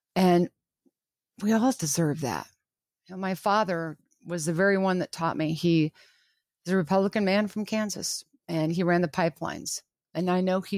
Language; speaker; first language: English; native; English